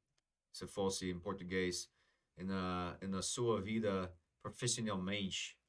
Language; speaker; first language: Portuguese; non-native, fluent; English